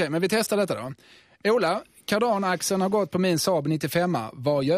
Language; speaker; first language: Swedish; native; Swedish